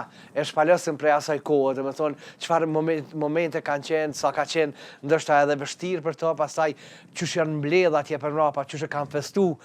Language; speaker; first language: Albanian; native; Albanian